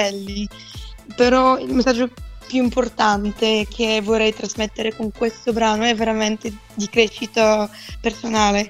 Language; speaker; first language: Italian; non-native, fluent; Bulgarian